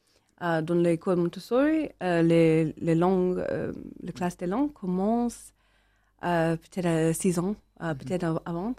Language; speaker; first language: French; non-native, learner; English